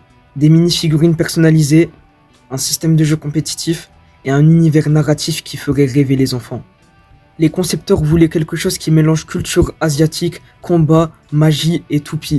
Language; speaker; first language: French; native; French